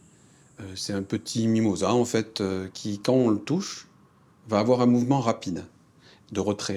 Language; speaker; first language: French; native; French